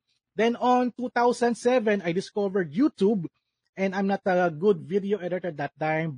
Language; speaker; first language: English; non-native, local second language; Filipino